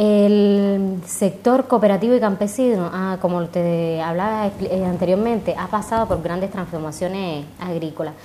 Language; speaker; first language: Spanish; native; Spanish